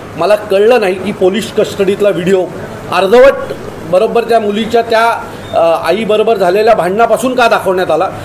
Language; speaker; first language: Marathi; native; Marathi